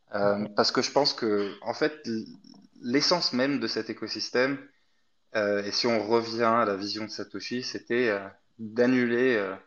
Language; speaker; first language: French; non-native, fluent; Arabic